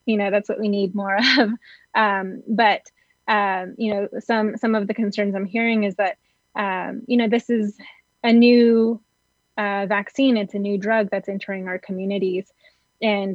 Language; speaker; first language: English; native; English